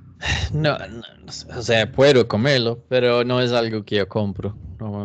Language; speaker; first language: Spanish; non-native, fluent; Swedish